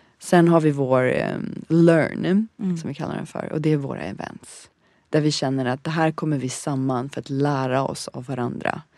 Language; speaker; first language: Swedish; early bilingual, other home language; Bosnian